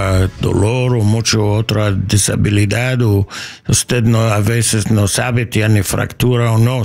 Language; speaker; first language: Spanish; non-native, learner; English